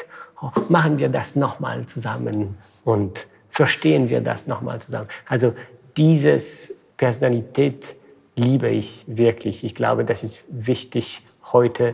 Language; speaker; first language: German; non-native, fluent; French